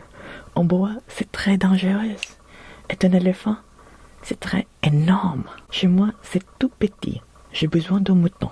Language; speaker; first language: French; non-native, learner; Filipino